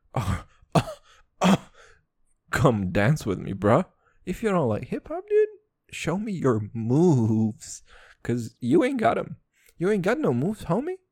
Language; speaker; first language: English; non-native, fluent; Serbian